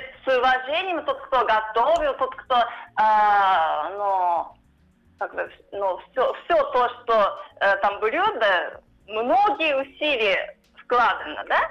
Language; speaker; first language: Russian; non-native, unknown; Japanese